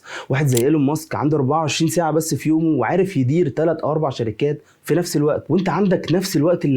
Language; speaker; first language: Arabic; native; Arabic